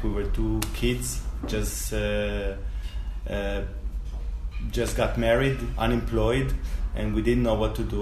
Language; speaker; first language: English; non-native, fluent; Spanish